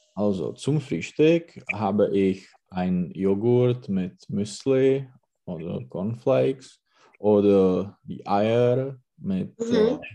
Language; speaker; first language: German; non-native, learner; Czech